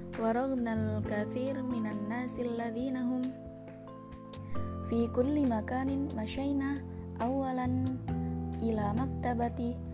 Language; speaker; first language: Arabic; non-native, learner; Indonesian